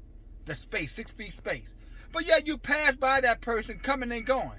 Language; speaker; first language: English; native; English